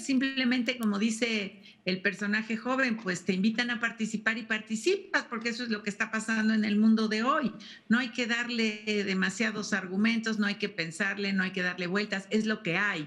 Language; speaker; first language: Spanish; native; Spanish